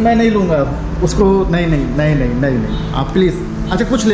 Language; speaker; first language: Hindi; native; Hindi